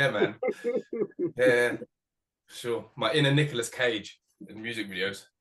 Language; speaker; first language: English; native; English